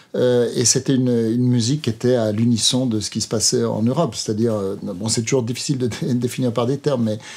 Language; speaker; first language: French; native; French